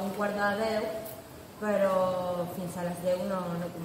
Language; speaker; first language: Catalan; non-native, learner; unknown